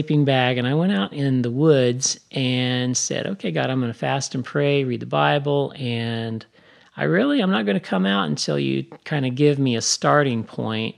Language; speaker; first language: English; native; English